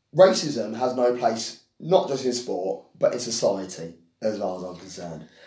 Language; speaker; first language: English; native; English